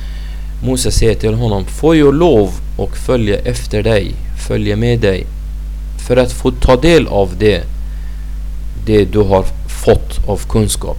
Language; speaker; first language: Swedish; non-native, fluent; Arabic